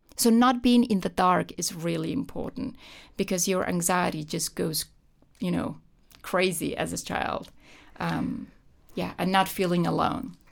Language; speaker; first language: English; non-native, fluent; Persian